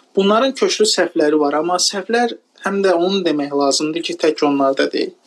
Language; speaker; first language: Azerbaijani; non-native, local second language; Talysh